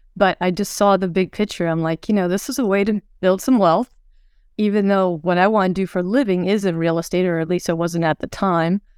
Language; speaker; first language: English; early bilingual, other home language; Swedish